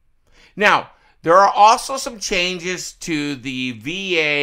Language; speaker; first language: English; native; English